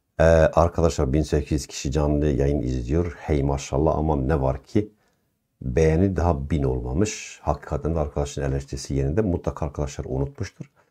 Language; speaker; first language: Turkish; non-native, local second language; Kurdish